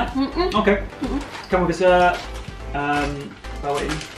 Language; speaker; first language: Indonesian; non-native, learner; English